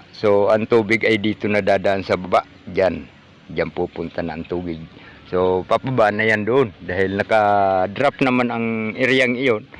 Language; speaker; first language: Filipino; non-native, local second language; Cebuano